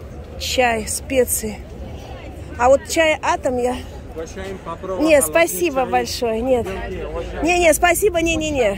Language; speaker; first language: Russian; native; Russian